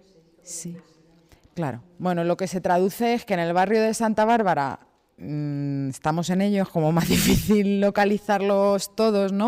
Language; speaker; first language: Spanish; native; Spanish